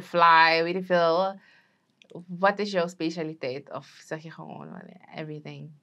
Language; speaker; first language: Dutch; native; Dutch